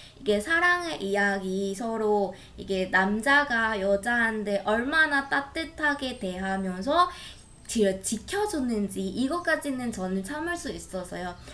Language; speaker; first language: Korean; non-native, fluent; Burmese